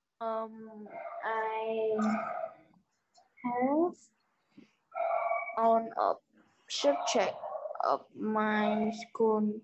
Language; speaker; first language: English; non-native, learner; Vietnamese